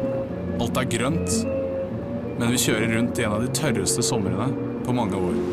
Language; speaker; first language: Norwegian; native; Norwegian